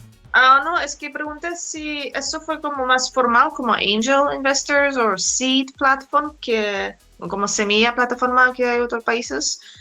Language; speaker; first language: Spanish; non-native, fluent; Polish